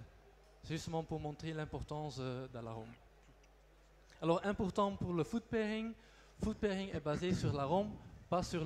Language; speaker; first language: French; non-native, local second language; Dutch